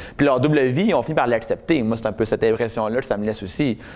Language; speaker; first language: French; native; French